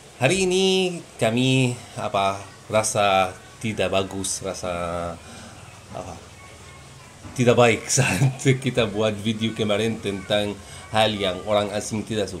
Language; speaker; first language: Indonesian; non-native, learner; French